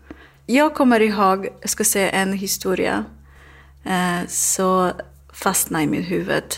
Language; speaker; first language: Swedish; non-native, learner; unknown